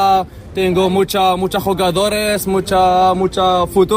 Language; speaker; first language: Spanish; non-native, learner; Arabic